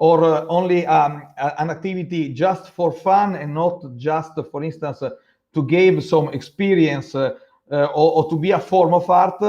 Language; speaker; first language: English; non-native, fluent; Italian